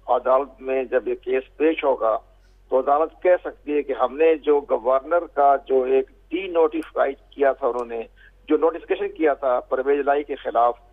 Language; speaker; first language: Urdu; native; Urdu